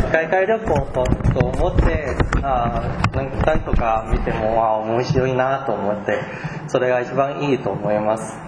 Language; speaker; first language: Japanese; non-native, fluent; Chinese